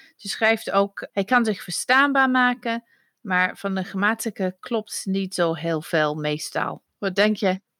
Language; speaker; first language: Dutch; non-native, fluent; English